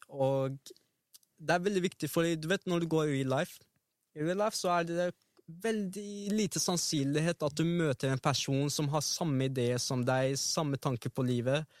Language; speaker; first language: Norwegian; early bilingual, other home language; Arabic